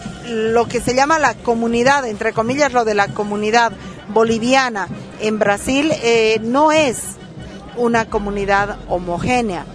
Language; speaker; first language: Spanish; native; Spanish